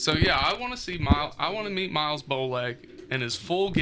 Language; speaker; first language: English; native; English